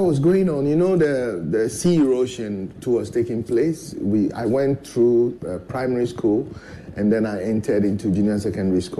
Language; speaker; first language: English; non-native, local second language; Ewe